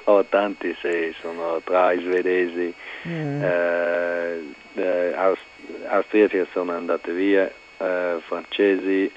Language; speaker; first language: Italian; non-native, local second language; German